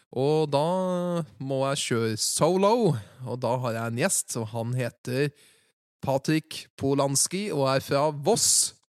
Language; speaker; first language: Norwegian; native; Norwegian